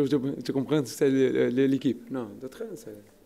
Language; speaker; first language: French; non-native, learner; Portuguese